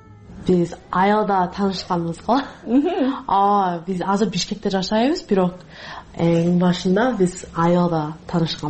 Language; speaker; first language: Kyrgyz; non-native, fluent; English